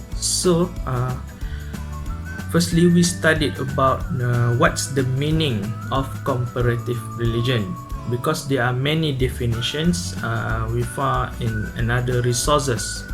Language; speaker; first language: English; non-native, learner; Malay